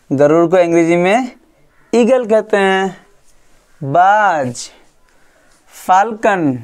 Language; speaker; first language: Hindi; native; Hindi